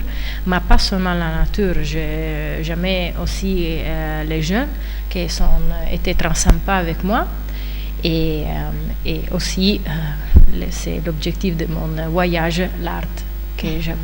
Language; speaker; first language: French; non-native, fluent; Italian